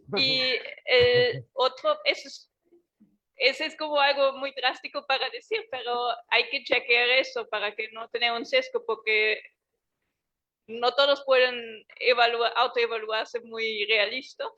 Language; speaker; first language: Spanish; non-native, fluent; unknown